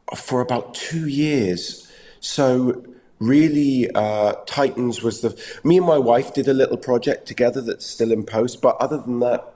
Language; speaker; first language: English; native; English